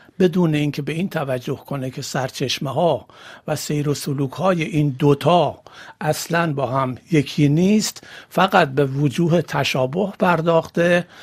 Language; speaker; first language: Persian; native; Persian